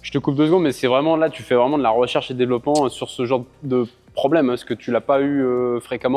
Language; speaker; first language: French; native; French